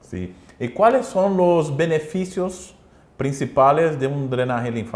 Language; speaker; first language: Spanish; non-native, learner; Portuguese